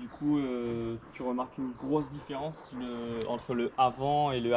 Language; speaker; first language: French; native; French